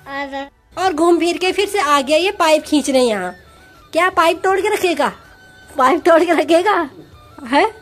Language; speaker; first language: Hindi; native; Hindi